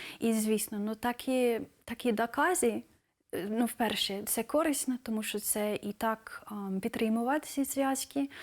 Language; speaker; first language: Ukrainian; non-native, fluent; English